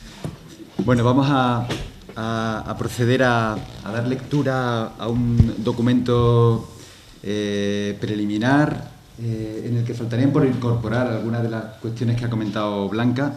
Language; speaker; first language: Spanish; native; Spanish